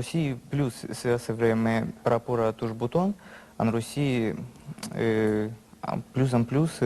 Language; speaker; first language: French; non-native, learner; Russian